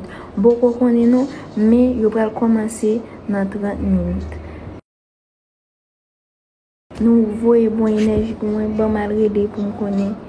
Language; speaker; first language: French; non-native, learner; Haitian Creole